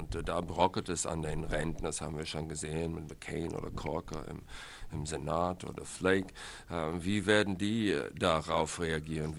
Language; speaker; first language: German; non-native, fluent; English